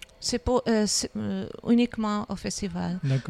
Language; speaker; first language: French; non-native, learner; Portuguese